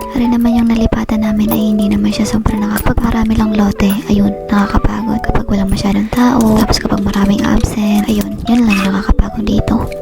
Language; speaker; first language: Filipino; native; Filipino